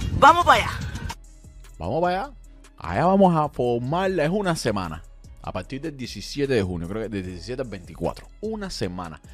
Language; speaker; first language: Spanish; native; Spanish